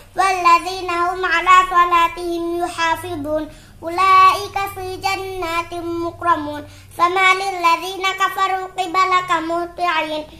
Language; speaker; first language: Arabic; non-native, learner; Indonesian